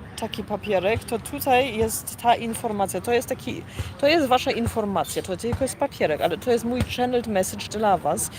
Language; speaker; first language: Polish; early bilingual, heritage; Polish